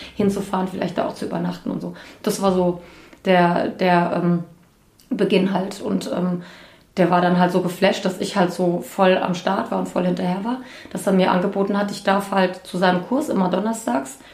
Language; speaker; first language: German; native; German